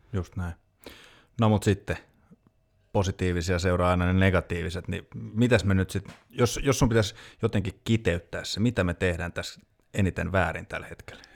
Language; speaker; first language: Finnish; native; Finnish